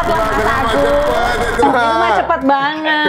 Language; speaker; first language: Indonesian; native; Indonesian